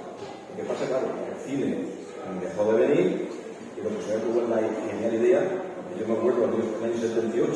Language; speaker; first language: Spanish; native; Spanish